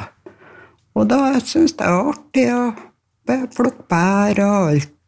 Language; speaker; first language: Norwegian; native; Norwegian